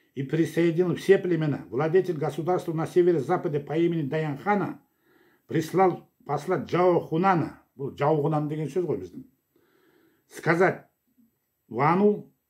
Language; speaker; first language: Russian; non-native, local second language; Kazakh